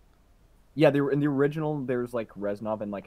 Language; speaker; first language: English; native; English